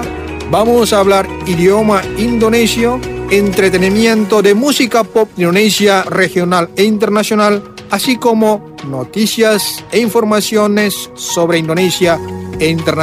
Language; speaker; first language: Spanish; non-native, fluent; Indonesian